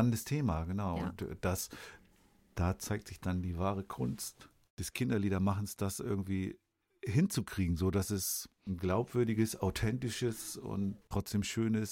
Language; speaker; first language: German; native; German